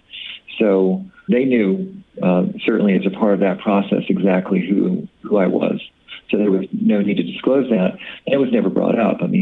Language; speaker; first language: English; native; English